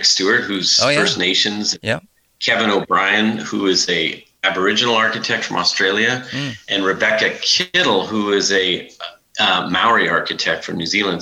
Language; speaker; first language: English; native; English